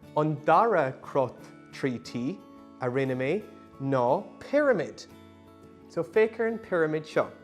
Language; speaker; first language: Irish; non-native, local second language; English